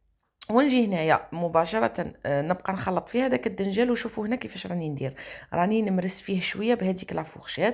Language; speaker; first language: Arabic; native; Arabic